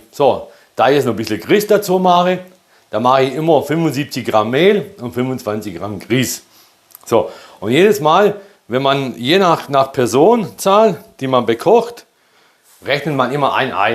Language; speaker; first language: German; early bilingual, other home language; Polish